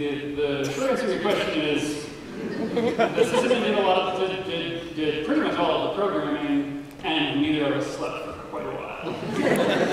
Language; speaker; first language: English; native; English